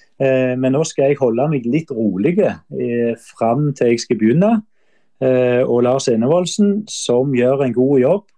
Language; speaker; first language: Norwegian; native; Norwegian